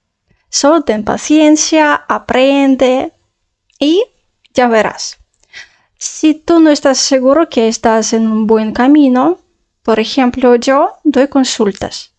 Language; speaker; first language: Spanish; non-native, fluent; Russian